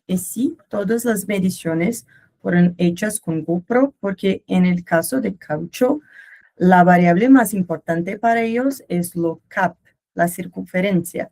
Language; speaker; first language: Spanish; non-native, learner; Portuguese